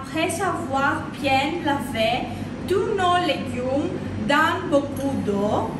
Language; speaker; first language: French; non-native, learner; Greek